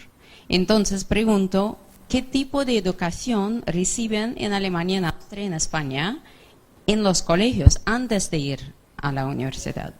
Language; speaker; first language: Spanish; non-native, fluent; English